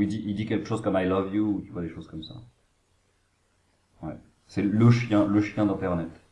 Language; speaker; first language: French; native; French